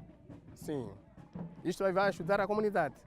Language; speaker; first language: Portuguese; non-native, local second language; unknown